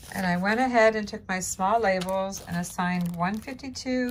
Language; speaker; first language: English; native; English